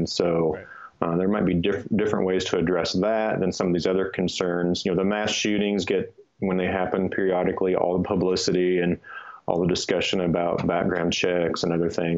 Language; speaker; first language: English; native; English